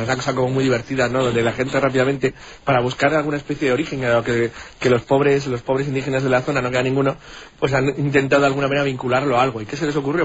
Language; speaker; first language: Spanish; native; Spanish